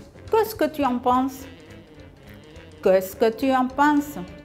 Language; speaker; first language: French; non-native, fluent; Spanish